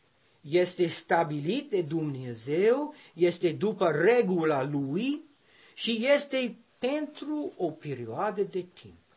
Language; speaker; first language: Romanian; non-native, learner; English